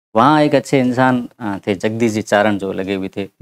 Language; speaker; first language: Hindi; native; Hindi